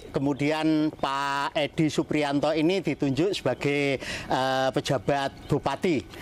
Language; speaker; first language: Indonesian; native; Indonesian